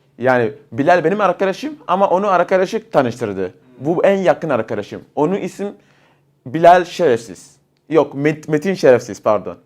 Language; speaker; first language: Turkish; non-native, fluent; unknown